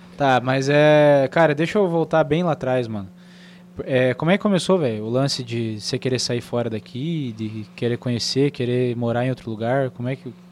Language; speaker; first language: Portuguese; native; Portuguese